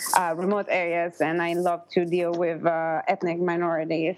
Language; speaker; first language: English; non-native, fluent; Italian